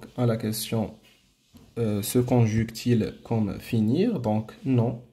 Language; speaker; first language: French; non-native, local second language; Arabic